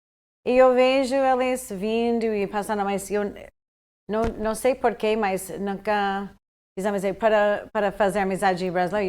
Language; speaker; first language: Portuguese; non-native, fluent; English